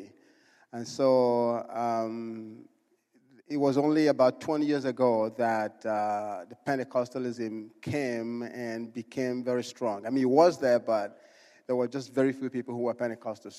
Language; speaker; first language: English; non-native, local second language; Igbo